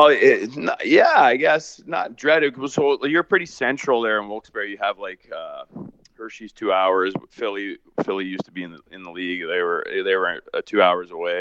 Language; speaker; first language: English; native; English